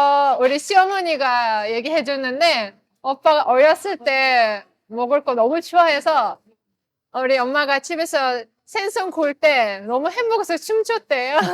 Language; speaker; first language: Korean; non-native, learner; Azerbaijani